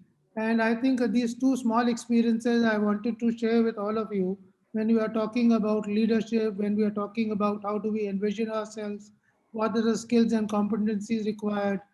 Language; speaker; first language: English; non-native, local second language; Hindi